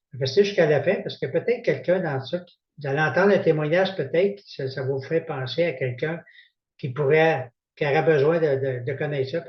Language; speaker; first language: French; native; French